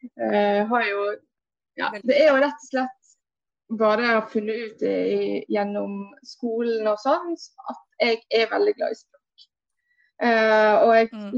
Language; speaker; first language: Norwegian; early bilingual, other home language; Portuguese